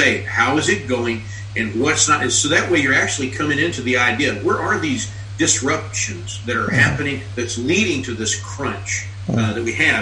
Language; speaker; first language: English; native; English